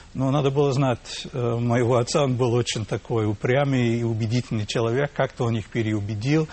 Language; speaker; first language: Russian; non-native, fluent; English